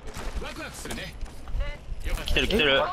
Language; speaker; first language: Japanese; native; Japanese